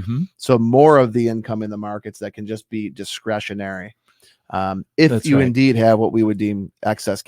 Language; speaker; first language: English; native; English